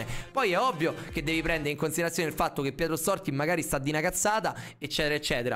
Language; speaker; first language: Italian; native; Italian